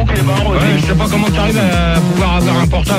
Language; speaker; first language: French; native; French